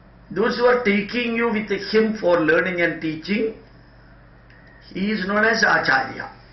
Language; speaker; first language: English; non-native, local second language; Malayalam